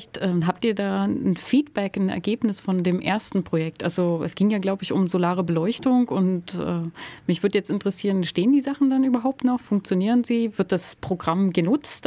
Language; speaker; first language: German; native; German